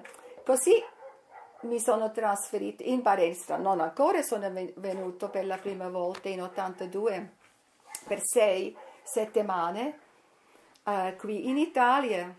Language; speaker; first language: Italian; non-native, fluent; English